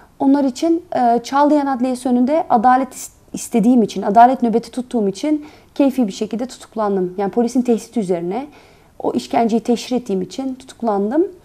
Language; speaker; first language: Turkish; early bilingual, heritage; Turkish